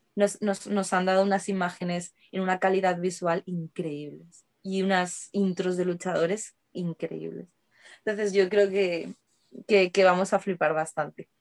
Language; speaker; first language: Spanish; native; Spanish